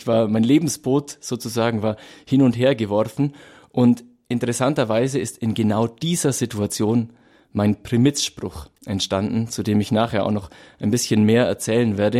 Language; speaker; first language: German; native; German